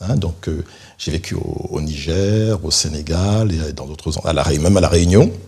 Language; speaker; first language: French; early bilingual, other home language; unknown